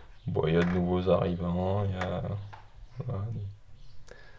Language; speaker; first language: French; native; French